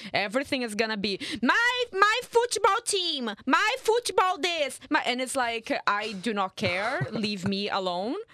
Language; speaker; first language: English; non-native, fluent; Portuguese